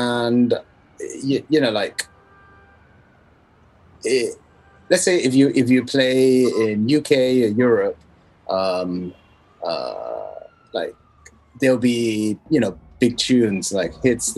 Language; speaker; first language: English; non-native, local second language; Cantonese